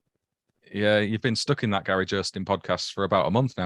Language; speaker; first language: English; native; English